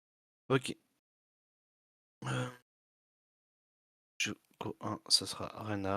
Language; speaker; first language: French; native; French